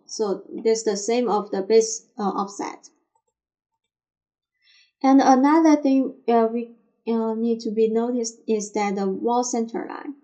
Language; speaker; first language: English; non-native, fluent; Chinese